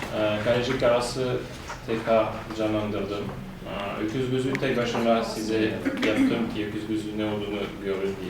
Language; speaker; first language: Turkish; non-native, fluent; French